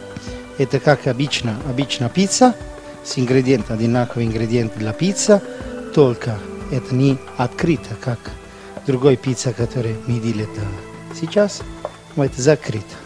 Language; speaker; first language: Russian; non-native, learner; Italian